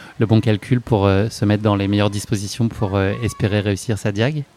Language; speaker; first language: French; native; French